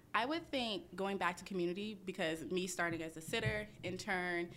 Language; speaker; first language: English; native; English